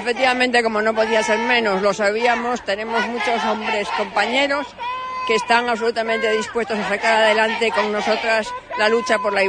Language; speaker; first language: Spanish; native; Spanish